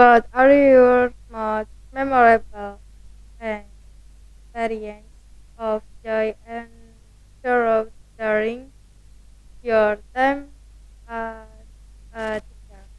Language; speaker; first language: English; non-native, learner; Indonesian